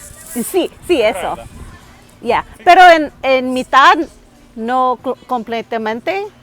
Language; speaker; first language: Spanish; non-native, learner; English